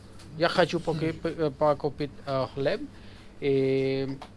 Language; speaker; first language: Russian; non-native, learner; Urdu